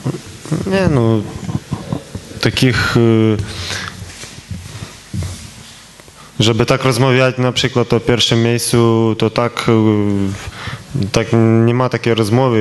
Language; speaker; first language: Polish; non-native, fluent; Ukrainian